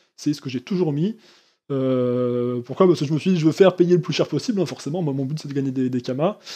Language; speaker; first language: French; native; French